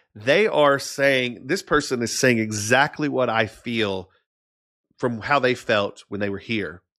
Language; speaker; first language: English; native; English